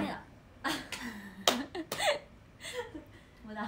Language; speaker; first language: Japanese; native; Japanese